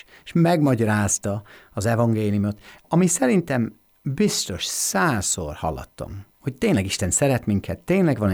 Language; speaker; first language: Hungarian; non-native, fluent; English